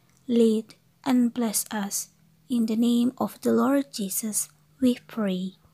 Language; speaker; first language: English; non-native, fluent; Indonesian